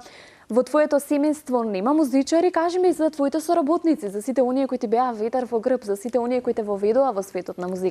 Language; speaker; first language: Macedonian; native; Macedonian